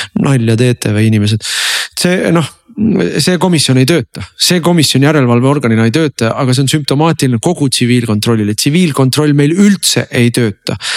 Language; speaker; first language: Estonian; native; Estonian